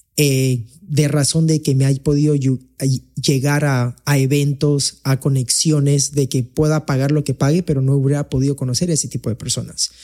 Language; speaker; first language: Spanish; early bilingual, heritage; Spanish